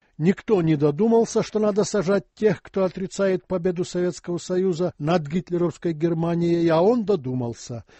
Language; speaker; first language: Russian; non-native, local second language; Ukrainian